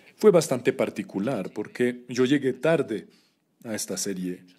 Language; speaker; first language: Spanish; non-native, fluent; English